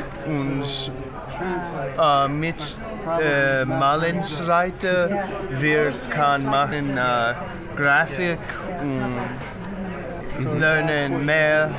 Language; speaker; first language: German; non-native, learner; English